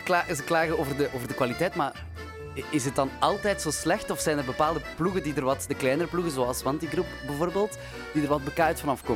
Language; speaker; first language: Dutch; native; Dutch